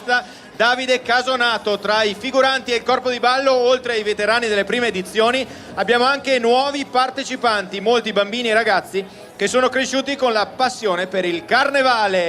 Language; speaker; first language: Italian; native; Italian